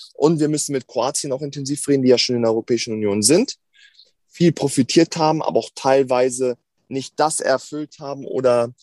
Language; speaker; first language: German; native; German